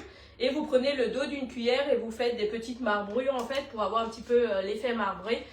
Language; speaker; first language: French; native; French